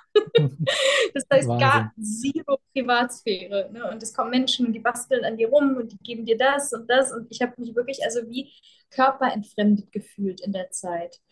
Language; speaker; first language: German; early bilingual, other home language; Russian